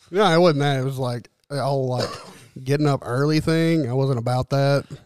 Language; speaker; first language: English; native; English